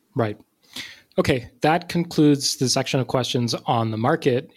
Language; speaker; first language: English; non-native, local second language; Urdu